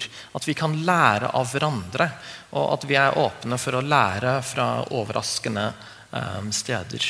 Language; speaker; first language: Norwegian; non-native, fluent; English